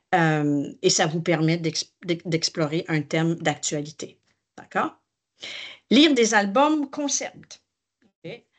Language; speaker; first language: French; native; French